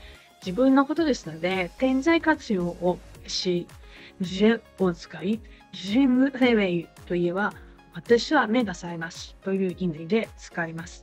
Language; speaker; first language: Japanese; native; Japanese